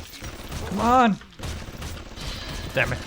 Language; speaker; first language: English; native; English